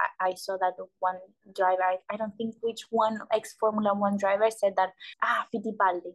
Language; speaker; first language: English; non-native, learner; Spanish